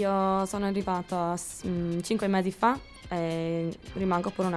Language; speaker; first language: Italian; non-native, learner; English